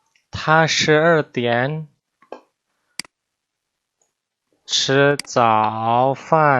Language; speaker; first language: Chinese; non-native, fluent; Indonesian